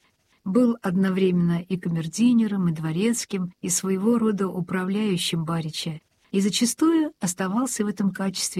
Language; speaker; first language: Russian; native; Russian